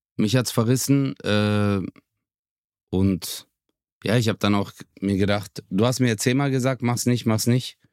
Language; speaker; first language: German; early bilingual, other home language; Turkish